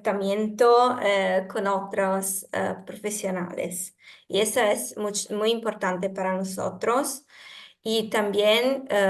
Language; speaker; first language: Spanish; non-native, fluent; Italian